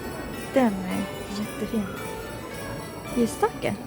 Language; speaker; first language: Swedish; non-native, learner; Japanese